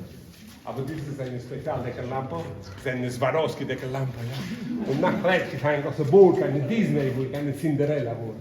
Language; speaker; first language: German; non-native, learner; Spanish